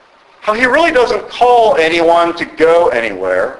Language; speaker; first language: English; native; English